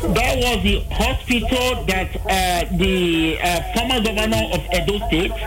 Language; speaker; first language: English; non-native, local second language; Bini